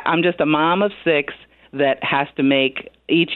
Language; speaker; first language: English; native; English